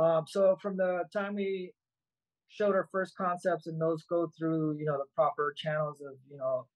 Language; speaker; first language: English; native; English